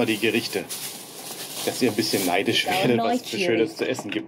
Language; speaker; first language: German; native; German